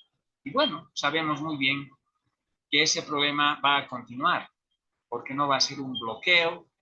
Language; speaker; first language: Spanish; native; Spanish